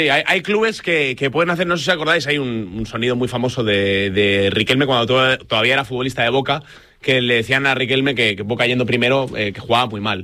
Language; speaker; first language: Spanish; native; Spanish